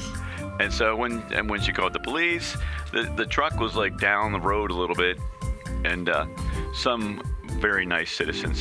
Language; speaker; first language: English; native; English